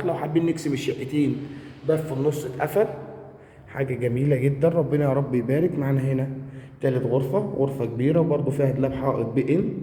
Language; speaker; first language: Arabic; native; Arabic